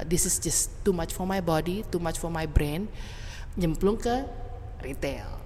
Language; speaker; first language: English; early bilingual, other home language; Indonesian